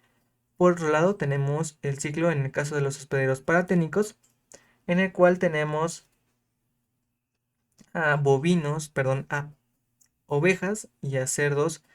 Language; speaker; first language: Spanish; native; Spanish